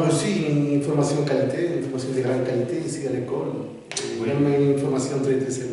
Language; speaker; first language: French; non-native, fluent; Spanish